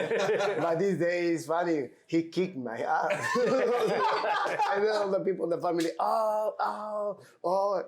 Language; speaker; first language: English; non-native, learner; Spanish